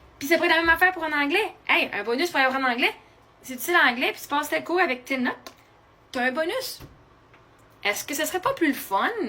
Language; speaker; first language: French; native; French